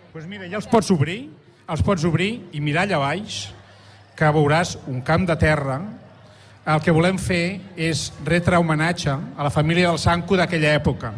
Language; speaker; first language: Catalan; native; Catalan